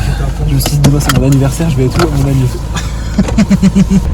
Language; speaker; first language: French; native; French